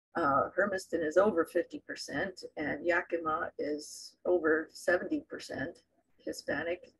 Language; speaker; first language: English; native; English